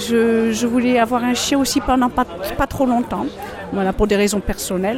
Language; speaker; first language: French; native; French